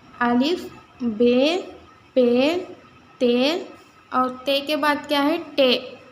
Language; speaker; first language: Hindi; native; Hindi